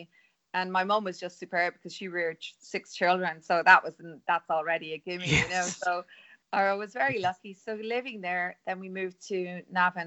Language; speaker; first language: English; non-native, local second language; Irish